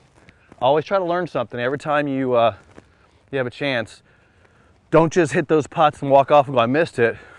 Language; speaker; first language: English; native; English